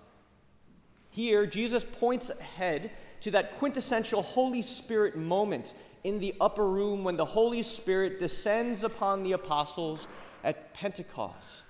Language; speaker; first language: English; native; English